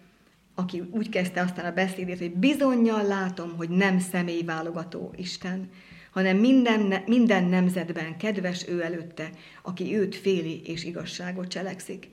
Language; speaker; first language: Hungarian; native; Hungarian